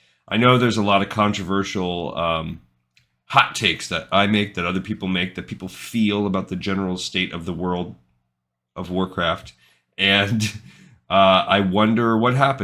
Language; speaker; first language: English; native; English